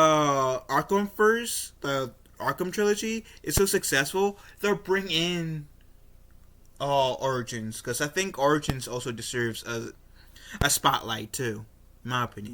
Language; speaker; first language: English; native; English